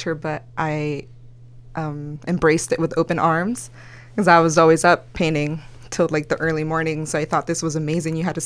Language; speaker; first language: English; early bilingual, other home language; Spanish